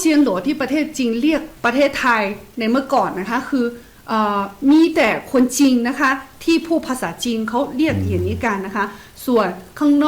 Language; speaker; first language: Thai; non-native, fluent; Chinese